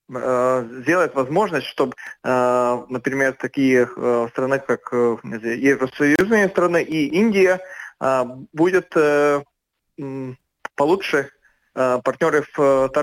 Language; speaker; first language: Russian; non-native, local second language; Latvian